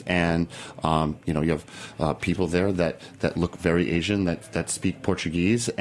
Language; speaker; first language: English; native; English